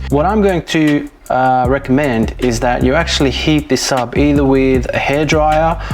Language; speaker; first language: English; native; English